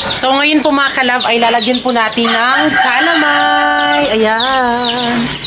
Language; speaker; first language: Filipino; non-native, local second language; Cebuano